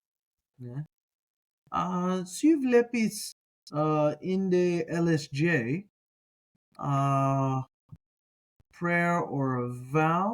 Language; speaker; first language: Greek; non-native, fluent; English